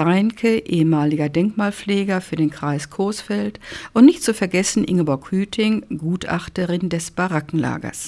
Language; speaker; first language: German; native; German